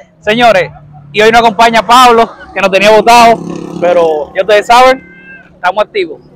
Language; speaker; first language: Spanish; native; Spanish